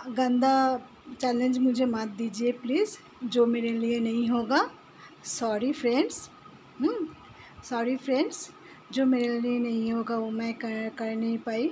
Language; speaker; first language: Hindi; non-native, local second language; Assamese